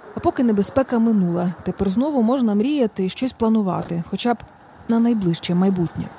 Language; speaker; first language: Ukrainian; native; Ukrainian